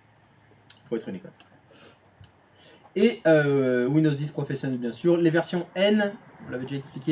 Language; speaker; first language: French; native; French